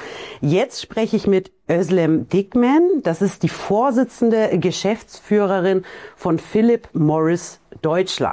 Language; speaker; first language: German; native; German